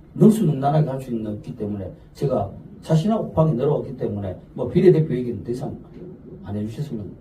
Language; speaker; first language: Korean; native; Korean